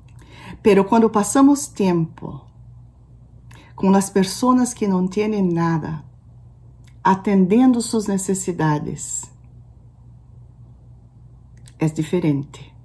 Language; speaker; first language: Spanish; non-native, learner; Portuguese